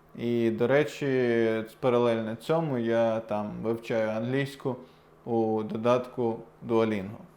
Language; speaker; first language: Ukrainian; non-native, local second language; Russian